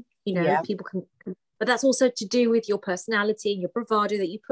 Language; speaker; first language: English; early bilingual, other home language; Greek